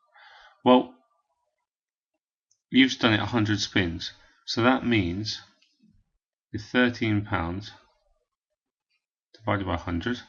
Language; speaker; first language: English; native; English